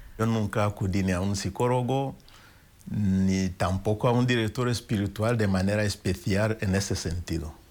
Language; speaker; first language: Spanish; non-native, fluent; Kinyarwanda